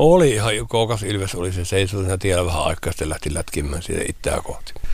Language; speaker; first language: Finnish; native; Finnish